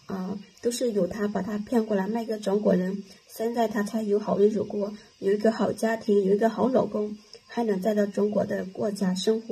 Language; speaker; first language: Chinese; non-native, fluent; Lao